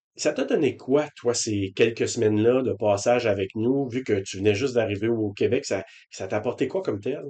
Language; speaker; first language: French; native; French